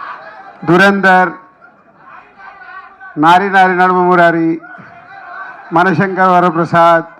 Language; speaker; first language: Telugu; native; Telugu